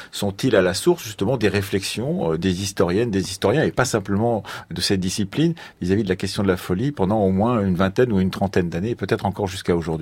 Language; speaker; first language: French; native; French